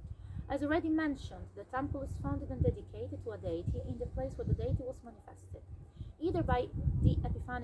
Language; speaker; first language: English; non-native, fluent; Italian